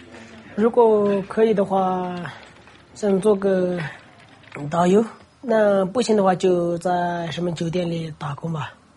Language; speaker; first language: Chinese; non-native, local second language; Tibetan